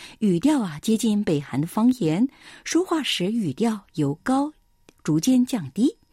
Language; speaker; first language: Chinese; non-native, fluent; Korean